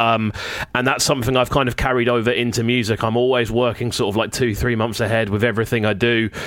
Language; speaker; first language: English; native; English